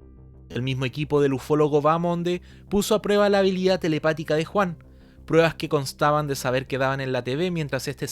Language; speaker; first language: Spanish; native; Spanish